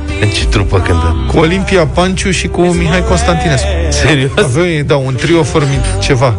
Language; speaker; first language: Romanian; native; Romanian